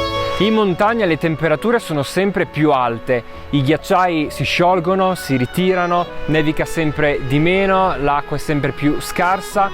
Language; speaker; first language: Italian; native; Italian